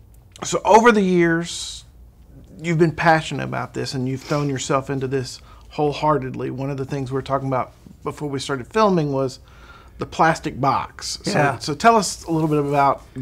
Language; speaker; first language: English; native; English